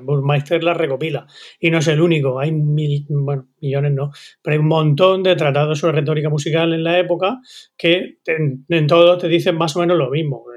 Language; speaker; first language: Spanish; native; Spanish